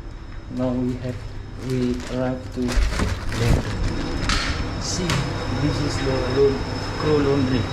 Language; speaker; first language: English; non-native, learner; Indonesian